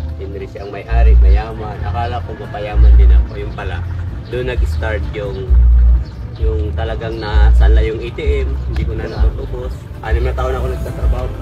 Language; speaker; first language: Filipino; non-native, local second language; Masbatenyo